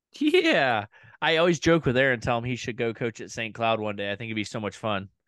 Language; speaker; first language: English; native; English